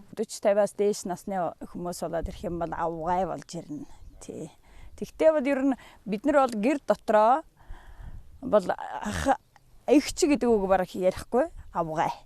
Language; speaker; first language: Mongolian; non-native, local second language; Buriat